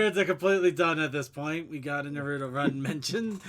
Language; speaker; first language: English; native; English